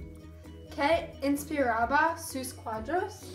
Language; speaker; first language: Spanish; non-native, learner; English